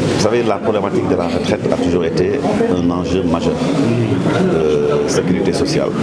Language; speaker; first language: French; non-native, local second language; Wolof